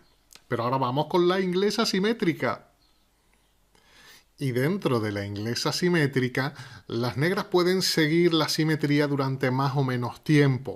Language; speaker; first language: Spanish; native; Spanish